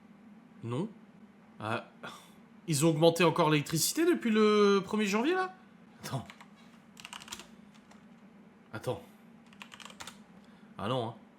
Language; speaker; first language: French; native; French